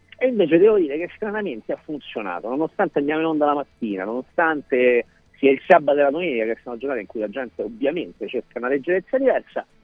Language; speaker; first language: Italian; native; Italian